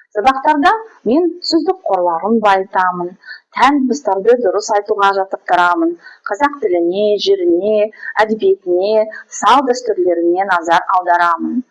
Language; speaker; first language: Kazakh; non-native, local second language; Russian